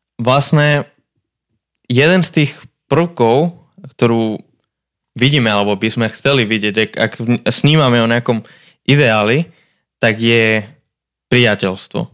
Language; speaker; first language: Slovak; non-native, fluent; Spanish